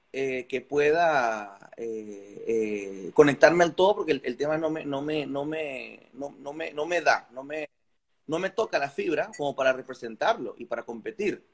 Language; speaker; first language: Spanish; native; Spanish